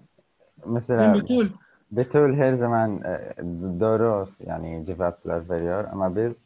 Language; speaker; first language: Turkish; non-native, learner; Arabic